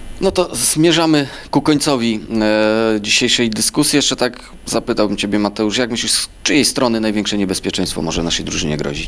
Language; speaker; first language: Polish; native; Polish